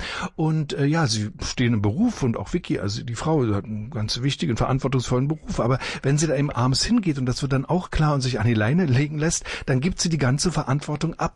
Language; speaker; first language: German; native; German